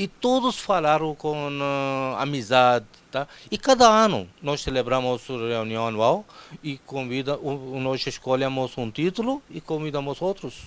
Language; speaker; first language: Portuguese; non-native, fluent; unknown